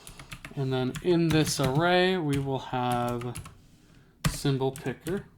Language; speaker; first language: English; native; English